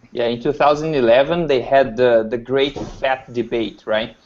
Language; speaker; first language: English; non-native, fluent; Portuguese